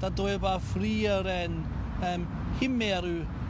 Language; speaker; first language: Japanese; non-native, learner; German